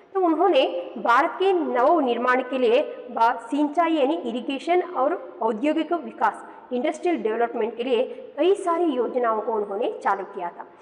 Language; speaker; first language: Hindi; non-native, local second language; Kannada